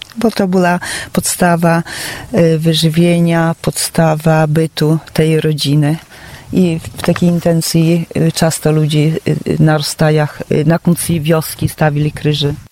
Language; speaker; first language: Polish; non-native, local second language; Belarusian